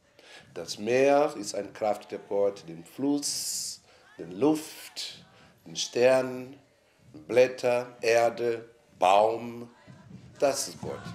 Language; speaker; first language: German; non-native, fluent; Portuguese